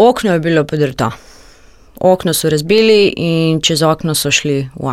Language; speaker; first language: Slovenian; non-native, learner; Croatian